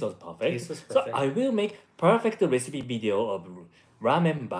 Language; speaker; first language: English; non-native, fluent; Japanese